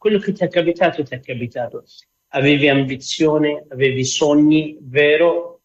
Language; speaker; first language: Italian; non-native, fluent; Arabic